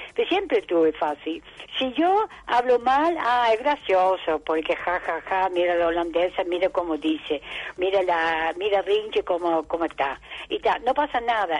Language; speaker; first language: Spanish; non-native, fluent; Dutch